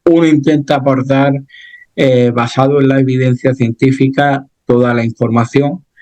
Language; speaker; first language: Spanish; native; Spanish